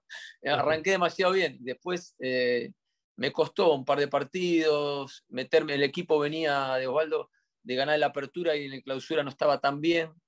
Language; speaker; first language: Spanish; native; Spanish